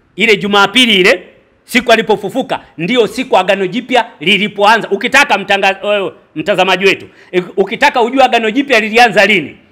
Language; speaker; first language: Swahili; native; Swahili